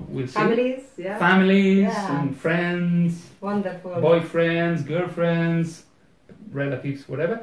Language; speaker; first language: English; non-native, fluent; Italian